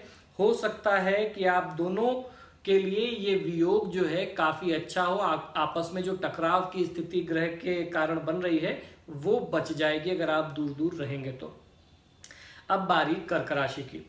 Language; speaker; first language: Hindi; native; Hindi